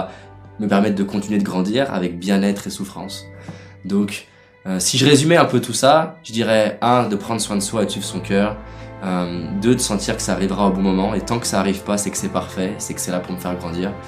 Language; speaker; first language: French; native; French